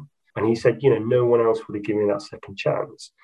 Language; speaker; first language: English; native; English